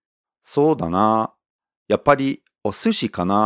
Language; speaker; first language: Japanese; non-native, fluent; English